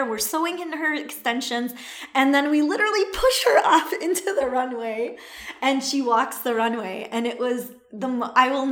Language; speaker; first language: English; early bilingual, other home language; Assyrian Neo-Aramaic